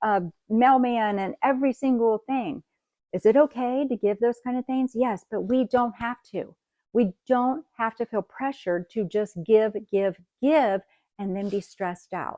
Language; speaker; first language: English; native; English